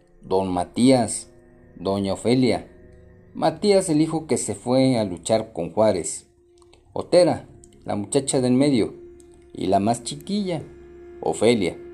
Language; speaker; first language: Spanish; native; Spanish